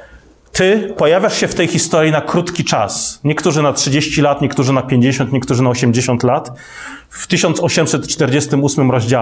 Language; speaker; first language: Polish; native; Polish